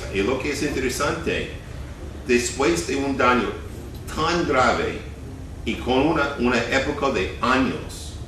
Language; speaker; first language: Spanish; non-native, fluent; English